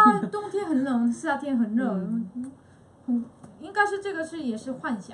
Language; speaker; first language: Chinese; non-native, fluent; Korean